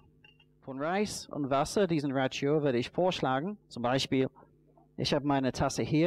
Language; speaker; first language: German; non-native, fluent; English